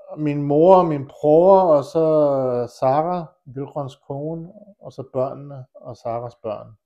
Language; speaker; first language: Danish; early bilingual, other home language; Kurdish